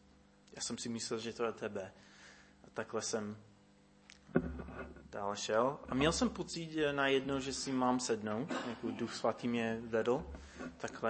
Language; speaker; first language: Czech; non-native, fluent; English